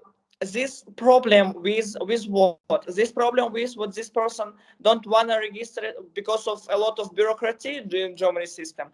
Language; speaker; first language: English; non-native, learner; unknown